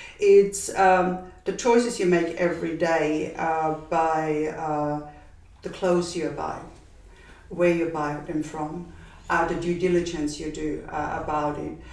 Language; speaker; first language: English; non-native, fluent; German